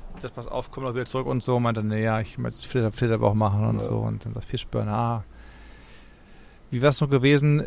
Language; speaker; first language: German; native; German